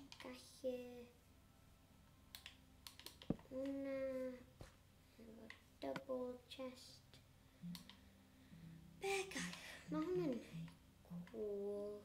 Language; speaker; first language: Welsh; non-native, local second language; English